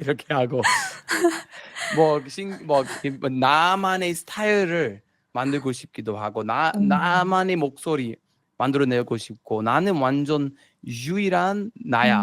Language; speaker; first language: Korean; non-native, fluent; English